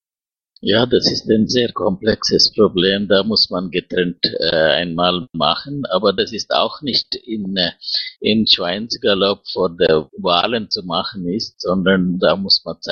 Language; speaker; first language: German; non-native, fluent; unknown